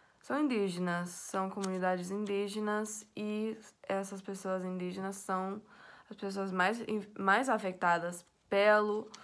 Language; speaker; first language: Portuguese; non-native, fluent; English